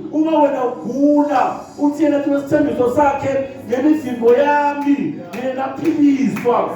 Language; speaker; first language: Zulu; non-native, local second language; Swati